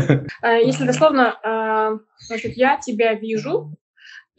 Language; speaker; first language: Russian; native; Russian